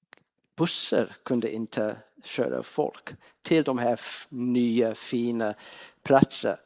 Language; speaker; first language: Swedish; non-native, fluent; English